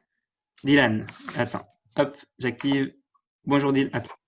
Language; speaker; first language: French; native; French